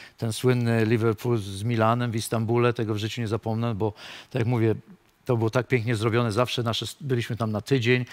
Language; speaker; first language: Polish; native; Polish